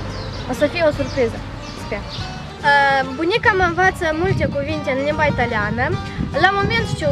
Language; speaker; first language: Romanian; native; Romanian